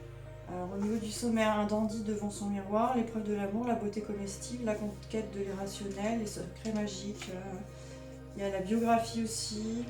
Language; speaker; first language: French; native; French